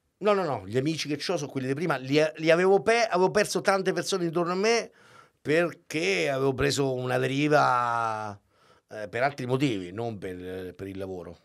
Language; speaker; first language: Italian; native; Italian